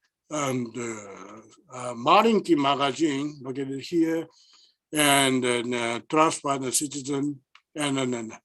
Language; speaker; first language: English; non-native, learner; Japanese